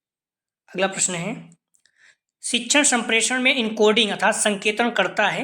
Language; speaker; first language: Hindi; native; Hindi